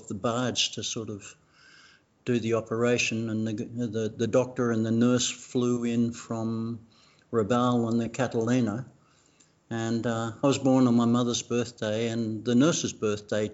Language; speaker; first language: English; non-native, fluent; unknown